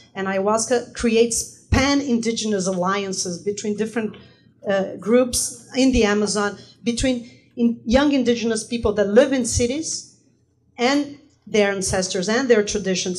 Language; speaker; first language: English; non-native, fluent; Portuguese